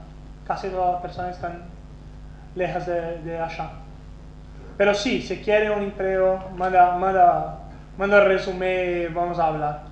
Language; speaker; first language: Spanish; non-native, fluent; Portuguese